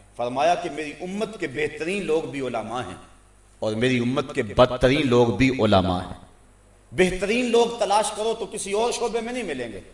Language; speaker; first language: Urdu; native; Urdu